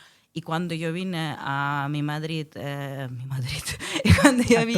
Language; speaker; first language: Spanish; non-native, fluent; Russian